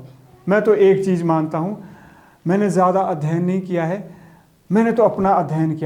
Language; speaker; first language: Hindi; native; Hindi